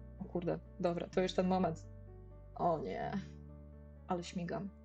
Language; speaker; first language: Polish; native; Polish